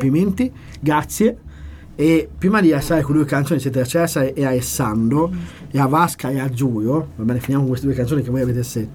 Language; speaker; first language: Italian; native; Italian